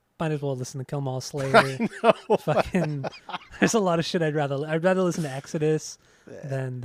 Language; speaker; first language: English; native; English